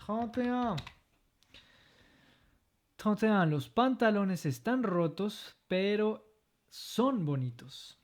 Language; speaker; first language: Spanish; non-native, fluent; French